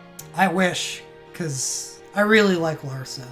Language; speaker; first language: English; native; English